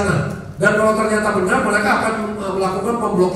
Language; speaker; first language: Indonesian; native; Indonesian